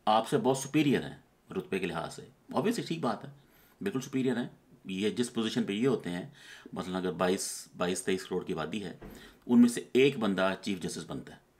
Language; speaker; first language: Urdu; native; Urdu